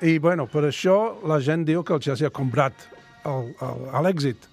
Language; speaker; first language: Catalan; non-native, fluent; English